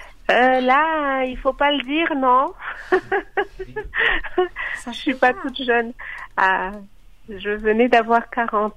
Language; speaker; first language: French; non-native, local second language; Malagasy